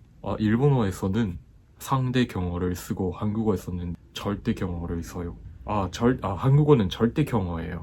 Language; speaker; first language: Korean; non-native, fluent; Japanese